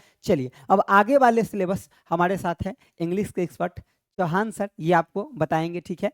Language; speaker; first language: Hindi; native; Hindi